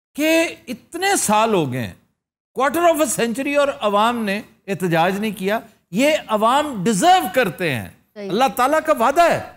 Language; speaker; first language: Urdu; non-native, local second language; Punjabi